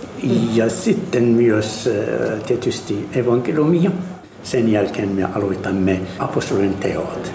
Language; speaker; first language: Finnish; non-native, learner; Arabic